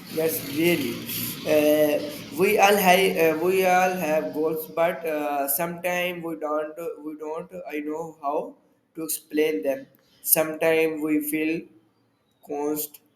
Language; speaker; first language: English; non-native, learner; Urdu